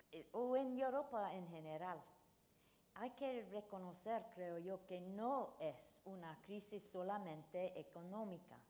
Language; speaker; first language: Spanish; non-native, fluent; English